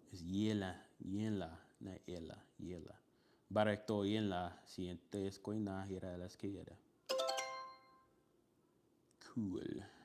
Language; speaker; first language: Spanish; non-native, learner; English